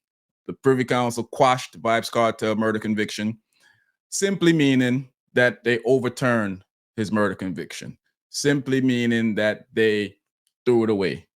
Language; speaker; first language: English; native; English